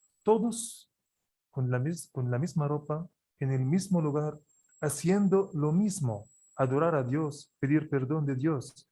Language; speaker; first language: Spanish; non-native, fluent; Arabic